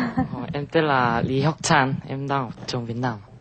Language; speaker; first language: Vietnamese; non-native, learner; Korean